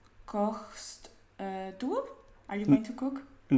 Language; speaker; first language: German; non-native, learner; Spanish